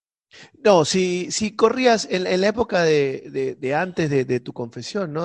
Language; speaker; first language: Spanish; native; Spanish